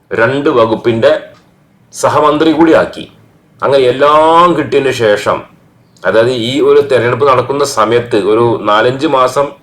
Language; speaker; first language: Malayalam; native; Malayalam